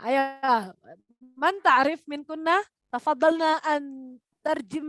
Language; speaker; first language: Arabic; non-native, fluent; Indonesian